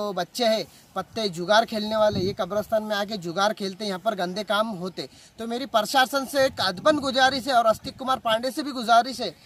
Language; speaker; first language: Hindi; non-native, local second language; Urdu